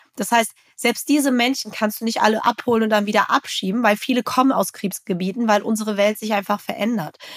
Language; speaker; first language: German; native; German